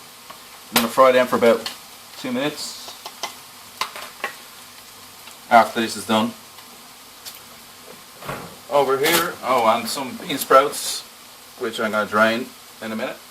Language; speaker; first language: English; native; English